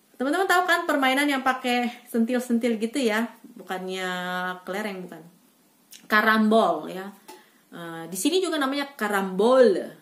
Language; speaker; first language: Indonesian; native; Indonesian